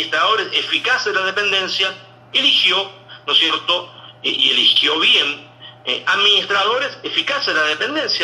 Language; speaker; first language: Spanish; native; Spanish